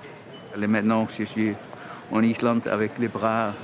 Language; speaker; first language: French; non-native, learner; Icelandic